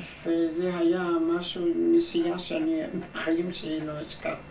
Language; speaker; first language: Hebrew; non-native, fluent; German